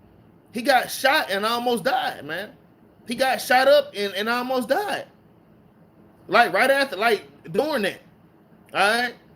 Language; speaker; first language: English; native; English